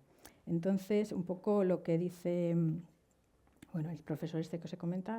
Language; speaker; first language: Spanish; native; Spanish